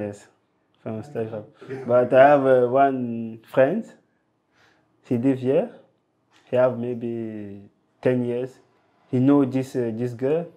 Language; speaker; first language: English; non-native, local second language; French